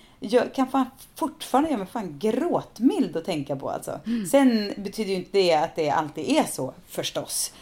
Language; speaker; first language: Swedish; native; Swedish